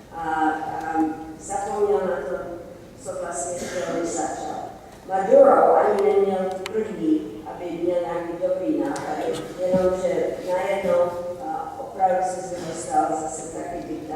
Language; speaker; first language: Czech; early bilingual, heritage; Czech